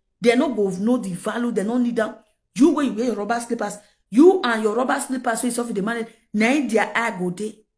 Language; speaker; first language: Nigerian Pidgin; non-native, local second language; Yoruba